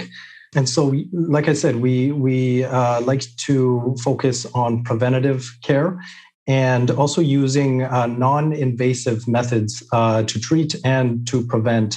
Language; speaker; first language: English; native; English